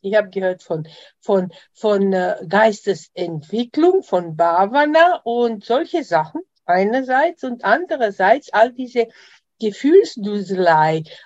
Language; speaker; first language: German; non-native, fluent; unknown